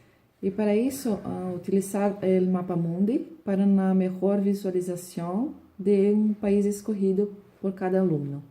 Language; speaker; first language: Spanish; non-native, learner; Portuguese